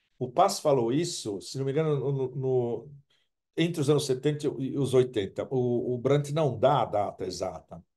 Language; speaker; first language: Portuguese; native; Portuguese